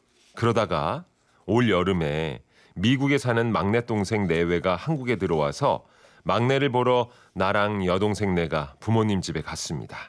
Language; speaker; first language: Korean; native; Korean